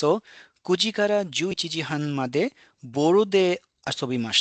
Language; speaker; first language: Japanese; non-native, fluent; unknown